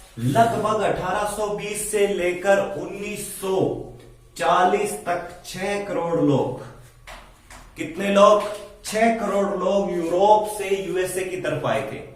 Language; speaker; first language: Hindi; native; Hindi